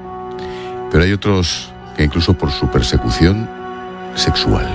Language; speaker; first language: Spanish; native; Spanish